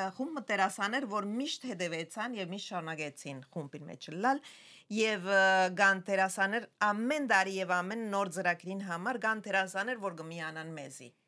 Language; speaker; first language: Armenian; early bilingual, heritage; Armenian